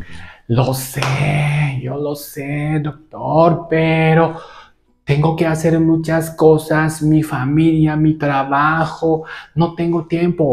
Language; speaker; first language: Spanish; non-native, learner; Japanese